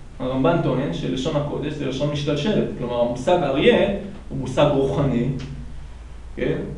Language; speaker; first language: Hebrew; native; Hebrew